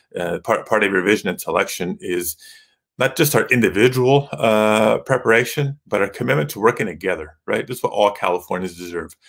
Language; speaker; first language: English; early bilingual, other home language; Spanish